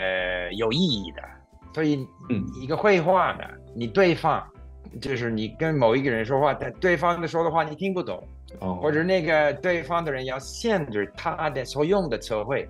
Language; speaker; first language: Chinese; non-native, fluent; English